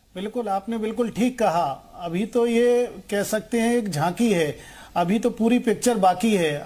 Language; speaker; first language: Hindi; native; Hindi